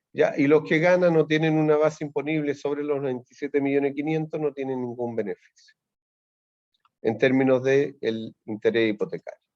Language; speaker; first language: Spanish; native; Spanish